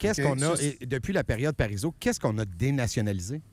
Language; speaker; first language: French; native; French